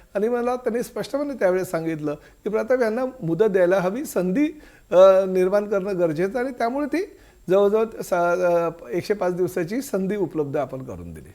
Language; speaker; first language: Marathi; native; Marathi